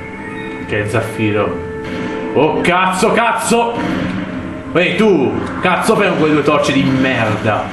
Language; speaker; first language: Italian; native; Italian